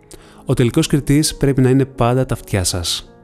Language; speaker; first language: Greek; native; Greek